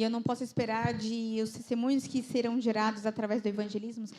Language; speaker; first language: Portuguese; native; Portuguese